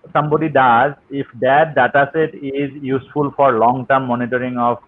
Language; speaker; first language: English; non-native, local second language; Assamese